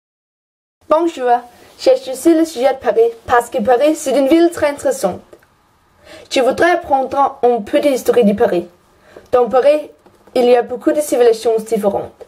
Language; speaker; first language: French; non-native, learner; Danish